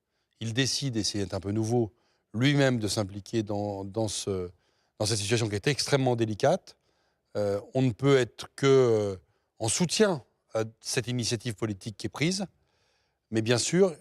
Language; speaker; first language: French; native; French